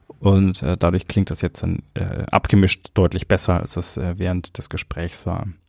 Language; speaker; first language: German; native; German